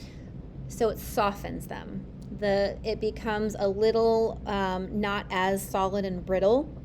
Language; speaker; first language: English; native; English